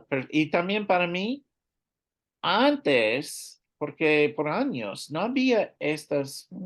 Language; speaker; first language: Spanish; non-native, learner; English